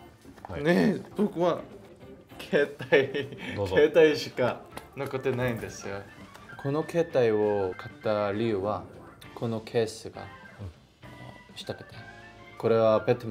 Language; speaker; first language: Japanese; non-native, fluent; Korean